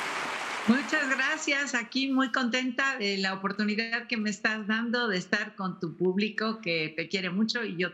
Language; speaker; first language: Spanish; native; Spanish